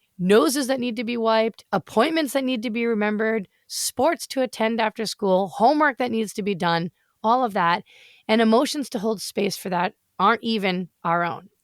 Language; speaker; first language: English; native; English